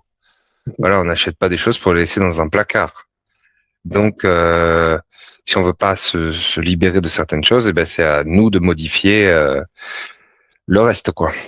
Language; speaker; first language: French; native; French